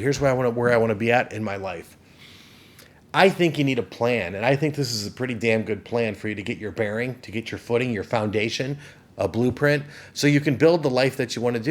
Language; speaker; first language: English; native; English